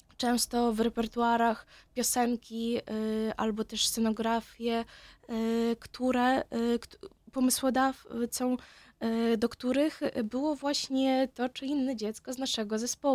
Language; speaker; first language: Polish; non-native, fluent; Ukrainian